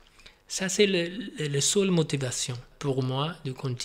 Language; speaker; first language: French; non-native, fluent; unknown